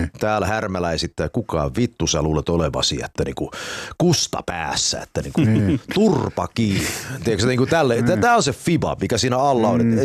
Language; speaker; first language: Finnish; early bilingual, heritage; Finnish